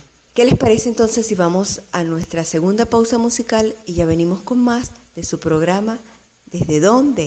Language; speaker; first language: Spanish; native; Spanish